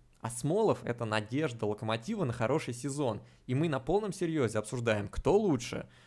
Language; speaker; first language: Russian; native; Russian